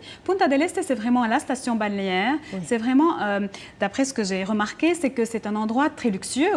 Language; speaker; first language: French; non-native, local second language; Arabic